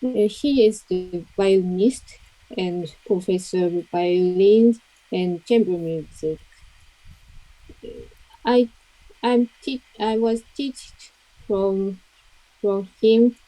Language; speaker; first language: English; non-native, learner; Japanese